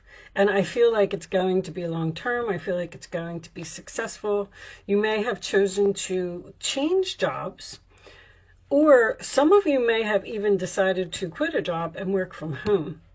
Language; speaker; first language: English; native; English